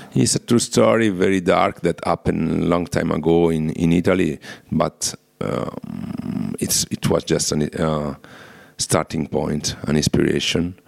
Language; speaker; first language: English; non-native, fluent; Italian